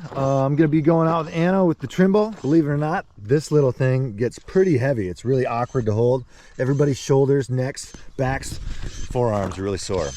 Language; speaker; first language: English; native; English